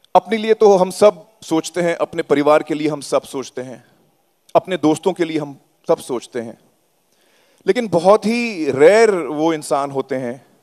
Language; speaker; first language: Hindi; native; Hindi